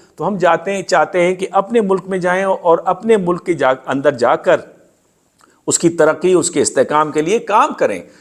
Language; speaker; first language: Urdu; non-native, local second language; Sindhi